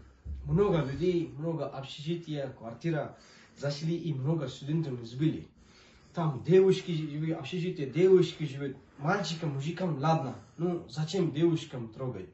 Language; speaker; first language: Russian; non-native, learner; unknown